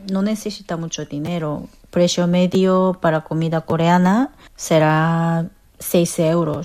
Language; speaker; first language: Spanish; non-native, fluent; Korean